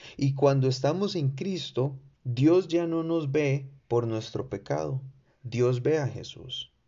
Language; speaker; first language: Spanish; native; Spanish